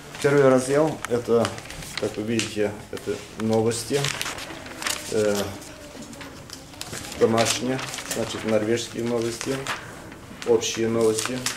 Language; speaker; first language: Russian; non-native, fluent; Norwegian